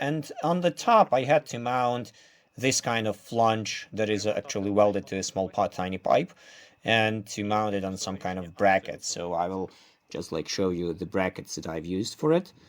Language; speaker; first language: English; non-native, fluent; Ukrainian